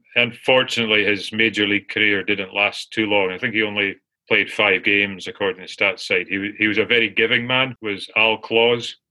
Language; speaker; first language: English; native; English